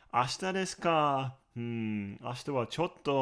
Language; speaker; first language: Japanese; non-native, fluent; English